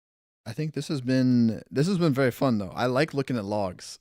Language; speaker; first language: English; native; English